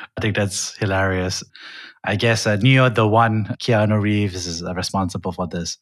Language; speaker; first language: English; native; English